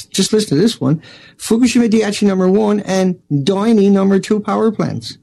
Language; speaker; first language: English; native; English